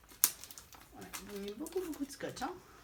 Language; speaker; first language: French; native; French